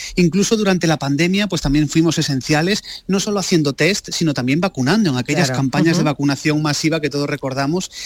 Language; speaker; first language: Spanish; native; Spanish